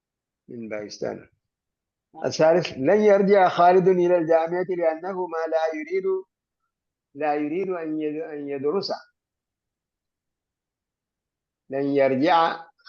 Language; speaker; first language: Arabic; non-native, fluent; Malayalam